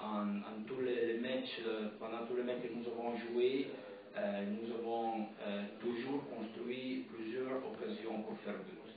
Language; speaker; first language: French; non-native, fluent; Italian